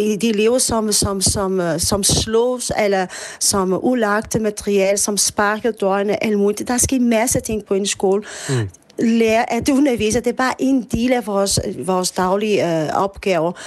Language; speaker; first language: Danish; non-native, fluent; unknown